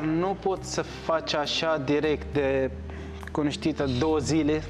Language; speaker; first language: Romanian; non-native, learner; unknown